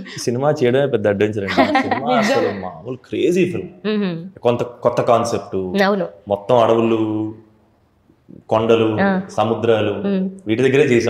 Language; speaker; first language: Telugu; native; Telugu